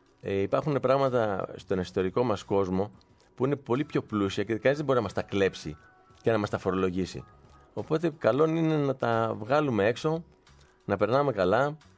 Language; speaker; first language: Greek; native; Greek